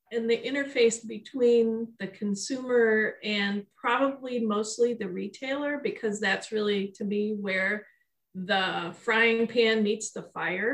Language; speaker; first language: English; native; English